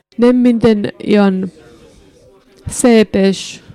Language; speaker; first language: Hungarian; non-native, learner; Finnish